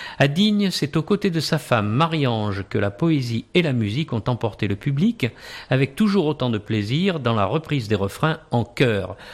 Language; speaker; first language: French; native; French